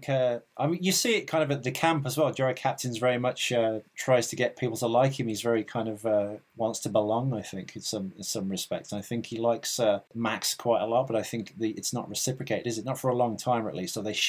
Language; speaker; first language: English; native; English